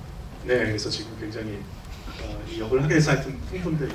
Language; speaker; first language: Korean; native; Korean